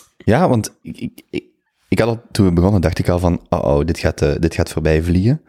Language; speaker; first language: Dutch; native; Dutch